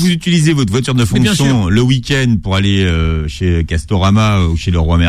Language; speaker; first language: French; native; French